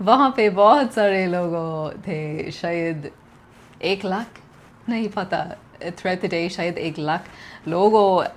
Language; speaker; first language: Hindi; non-native, learner; English